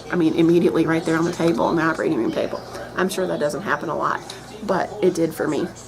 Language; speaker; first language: English; native; English